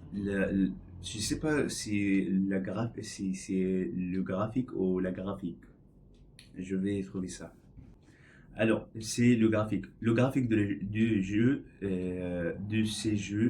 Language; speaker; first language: French; non-native, learner; English